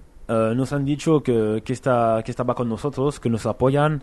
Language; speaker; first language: Spanish; non-native, fluent; French